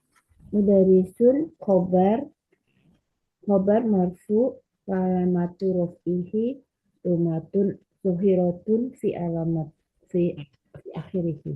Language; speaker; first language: Arabic; non-native, learner; Indonesian